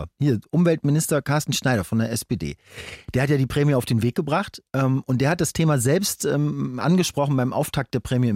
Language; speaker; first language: German; native; German